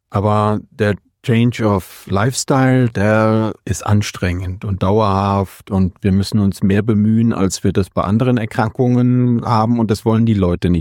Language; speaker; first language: German; native; German